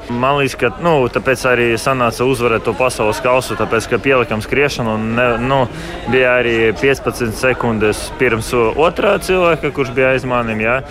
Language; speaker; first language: Latvian; non-native, local second language; Russian